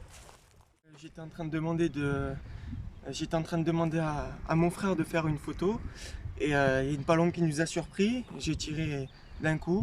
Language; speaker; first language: French; native; French